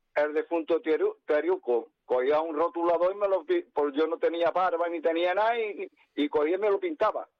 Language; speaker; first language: Spanish; native; Spanish